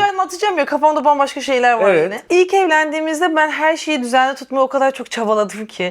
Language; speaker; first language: Turkish; native; Turkish